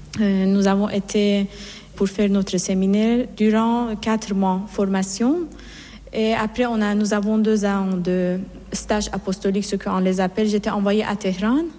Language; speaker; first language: French; non-native, fluent; Persian